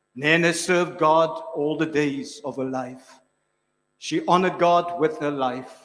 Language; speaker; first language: English; non-native, local second language; Afrikaans